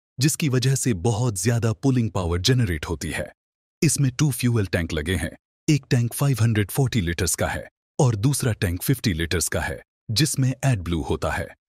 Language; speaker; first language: Hindi; non-native, local second language; Marathi